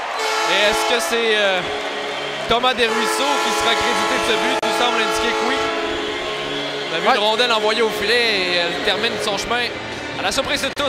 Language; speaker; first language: French; native; French